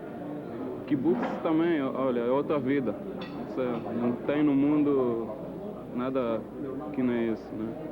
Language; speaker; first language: Portuguese; early bilingual, heritage; Portuguese